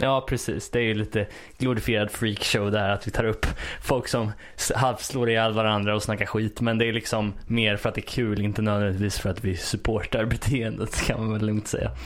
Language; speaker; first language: Swedish; native; Swedish